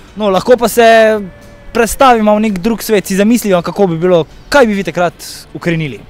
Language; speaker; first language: Slovenian; native; Slovenian